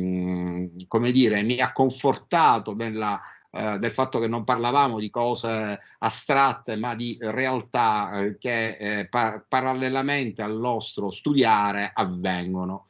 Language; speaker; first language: Italian; native; Italian